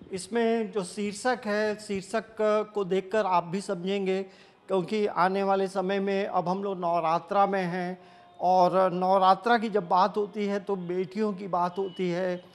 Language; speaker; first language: Hindi; native; Hindi